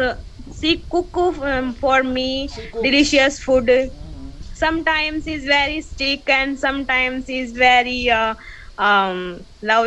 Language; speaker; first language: English; non-native, learner; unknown